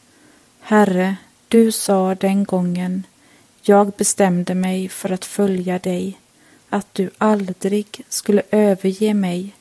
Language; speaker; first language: Swedish; native; Swedish